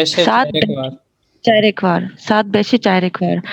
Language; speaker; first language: Turkish; non-native, learner; Urdu